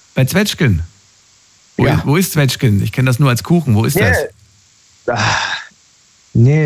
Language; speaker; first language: German; native; German